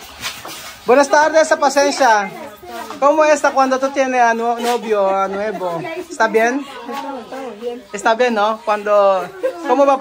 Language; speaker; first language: Spanish; non-native, learner; Filipino